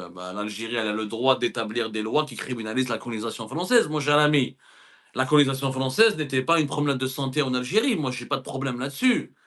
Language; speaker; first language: French; non-native, local second language; Arabic